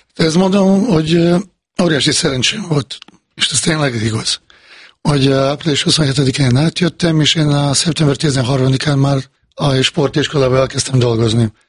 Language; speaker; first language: Hungarian; non-native, fluent; Bosnian